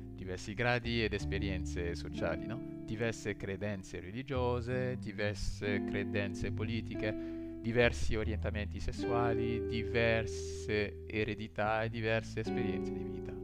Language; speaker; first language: Italian; non-native, fluent; French